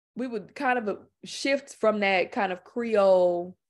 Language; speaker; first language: English; native; English